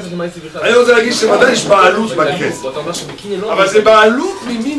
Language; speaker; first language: Hebrew; non-native, fluent; French